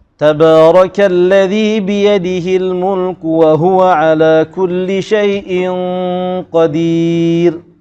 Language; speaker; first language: Malay; native; Malay